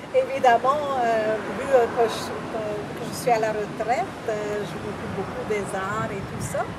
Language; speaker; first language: French; non-native, local second language; Arabic